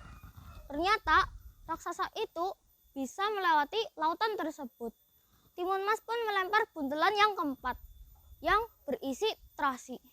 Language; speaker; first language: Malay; non-native, local second language; Javanese